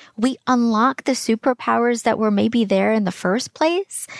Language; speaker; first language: English; early bilingual, other home language; Russian